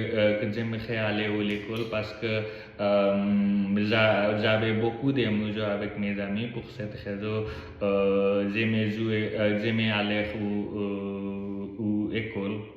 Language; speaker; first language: French; non-native, learner; Nepali